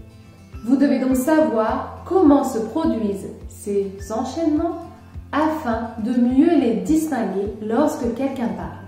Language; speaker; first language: French; native; French